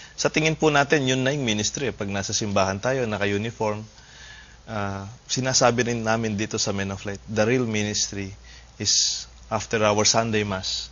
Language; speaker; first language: Filipino; native; Filipino